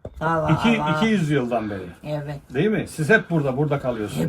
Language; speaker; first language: Turkish; native; Turkish